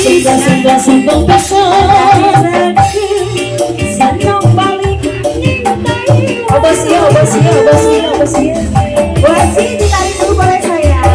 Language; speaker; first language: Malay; non-native, local second language; Sundanese